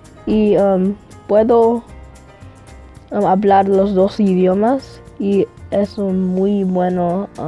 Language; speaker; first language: Spanish; non-native, learner; English